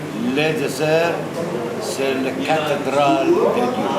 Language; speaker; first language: French; non-native, learner; Arabic